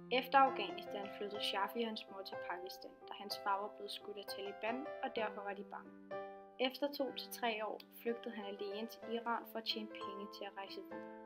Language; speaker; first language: Danish; native; Danish